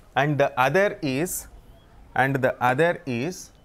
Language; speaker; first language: English; non-native, local second language; Telugu